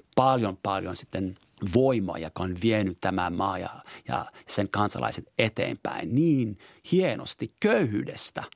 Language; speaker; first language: Finnish; non-native, fluent; French